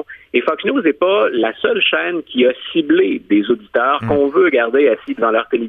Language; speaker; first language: French; native; French